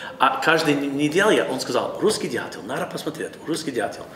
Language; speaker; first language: Russian; non-native, learner; English